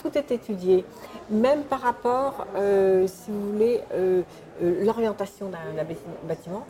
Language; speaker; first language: French; native; French